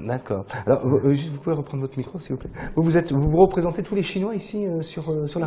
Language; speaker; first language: French; native; French